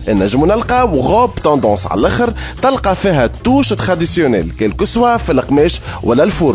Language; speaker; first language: Arabic; native; Arabic